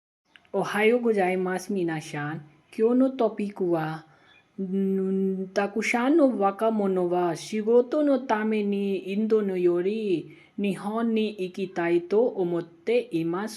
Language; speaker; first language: Japanese; non-native, learner; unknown